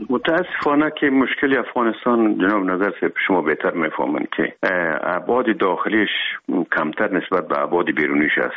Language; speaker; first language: Persian; native; Persian